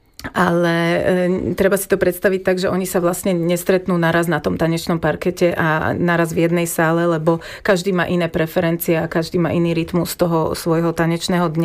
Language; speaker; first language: Slovak; native; Slovak